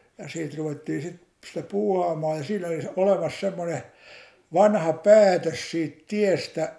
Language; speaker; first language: Finnish; native; Finnish